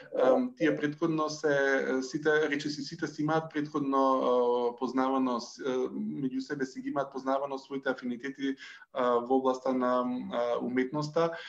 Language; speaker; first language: Macedonian; native; Macedonian